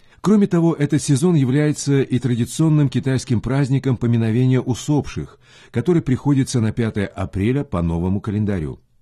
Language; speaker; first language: Russian; non-native, fluent; Chinese